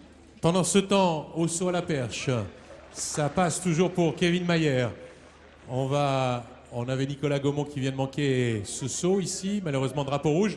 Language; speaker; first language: French; native; French